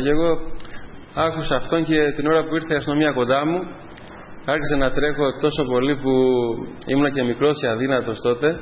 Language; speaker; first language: Greek; non-native, fluent; Albanian